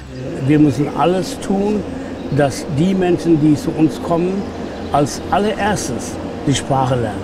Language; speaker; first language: German; non-native, fluent; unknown